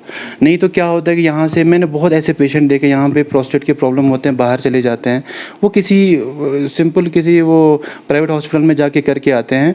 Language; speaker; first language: Hindi; non-native, local second language; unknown